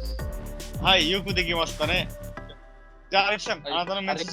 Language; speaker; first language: Japanese; non-native, fluent; Bangla